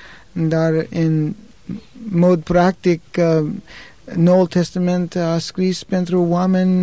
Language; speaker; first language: Romanian; non-native, learner; English